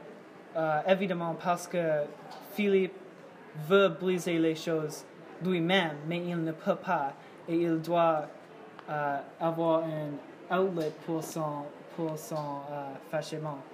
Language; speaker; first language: French; non-native, learner; English